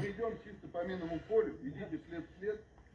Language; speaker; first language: Russian; native; Russian